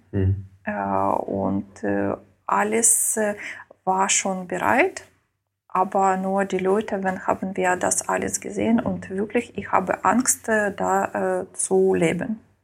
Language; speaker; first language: German; non-native, learner; Ukrainian